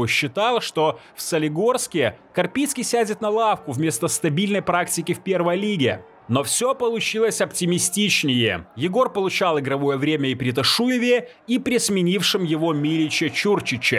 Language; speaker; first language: Russian; native; Russian